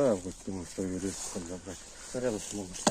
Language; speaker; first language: Russian; native; Russian